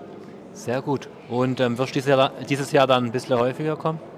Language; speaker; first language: German; native; German